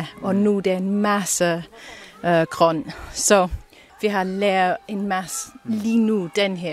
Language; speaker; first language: Danish; non-native, learner; English